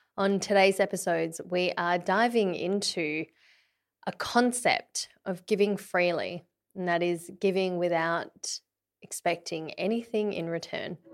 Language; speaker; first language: English; early bilingual, other home language; Vietnamese